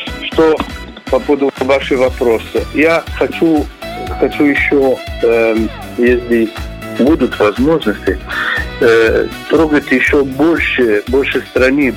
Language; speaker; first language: Russian; non-native, learner; Italian